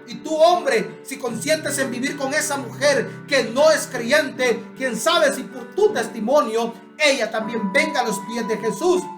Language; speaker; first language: Spanish; native; Spanish